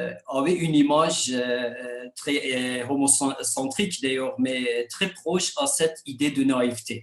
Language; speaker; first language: French; non-native, fluent; Kurdish